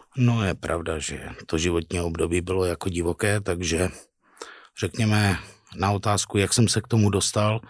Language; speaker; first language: Czech; native; Czech